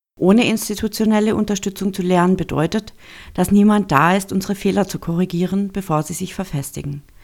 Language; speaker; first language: German; native; German